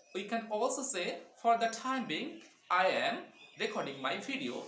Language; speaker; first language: English; non-native, learner; Bangla